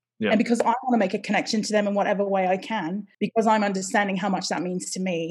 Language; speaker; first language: English; native; English